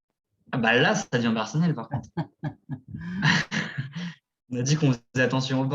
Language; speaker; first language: French; native; French